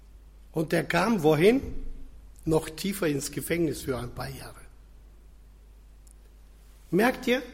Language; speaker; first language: German; non-native, fluent; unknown